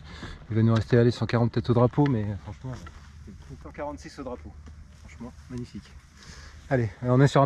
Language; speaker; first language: French; native; French